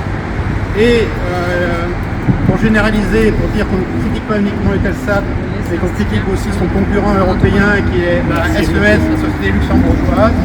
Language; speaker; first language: French; native; French